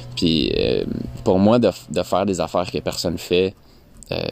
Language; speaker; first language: French; native; French